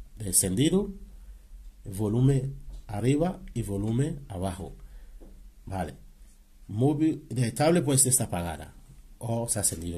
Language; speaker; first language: Spanish; non-native, learner; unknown